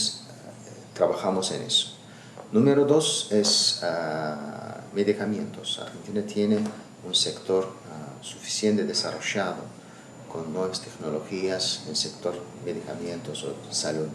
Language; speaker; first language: Spanish; non-native, learner; Azerbaijani